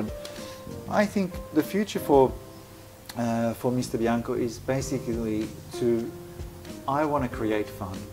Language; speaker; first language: English; early bilingual, other home language; Italian